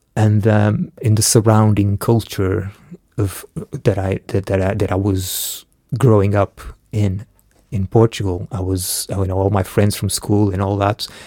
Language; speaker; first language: English; early bilingual, other home language; Portuguese